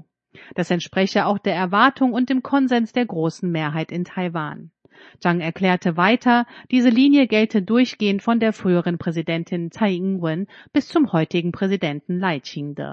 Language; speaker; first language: German; native; German